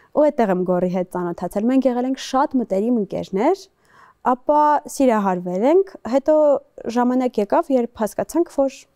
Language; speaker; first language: Armenian; native; Armenian